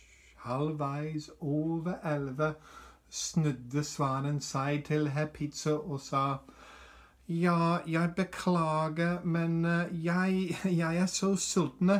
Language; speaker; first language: Norwegian; non-native, fluent; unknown